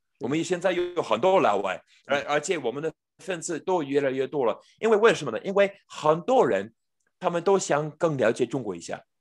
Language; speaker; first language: Chinese; non-native, fluent; English